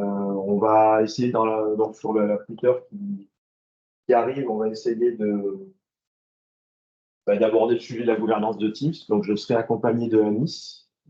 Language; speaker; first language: French; native; French